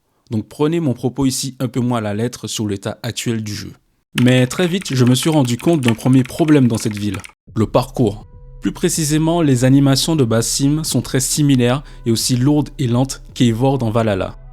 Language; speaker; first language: French; native; French